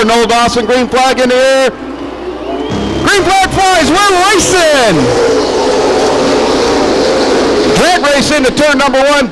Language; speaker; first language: English; native; English